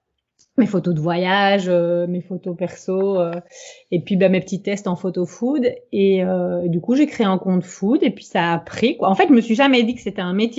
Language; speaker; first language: French; native; French